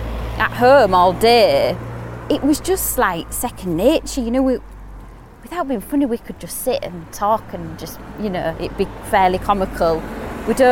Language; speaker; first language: English; native; English